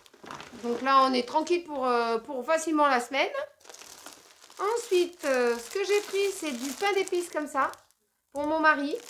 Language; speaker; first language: French; native; French